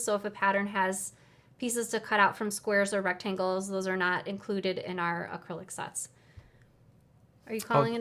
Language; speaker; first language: English; native; English